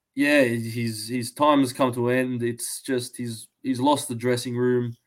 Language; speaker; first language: English; early bilingual, other home language; Greek